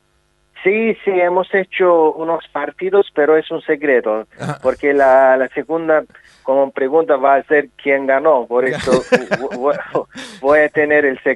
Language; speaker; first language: Spanish; non-native, fluent; Azerbaijani